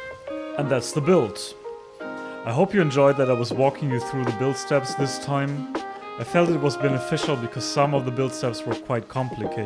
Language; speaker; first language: English; non-native, fluent; German